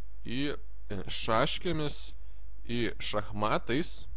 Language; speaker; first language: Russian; non-native, fluent; Lithuanian